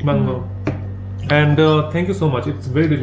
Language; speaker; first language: English; non-native, local second language; Hindi